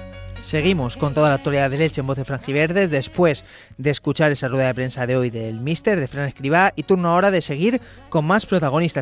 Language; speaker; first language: Spanish; native; Spanish